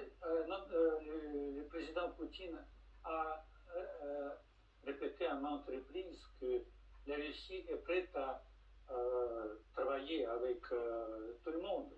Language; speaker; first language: French; non-native, fluent; Russian